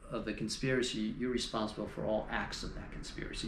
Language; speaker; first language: English; native; English